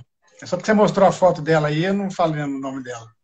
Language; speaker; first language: Portuguese; native; Portuguese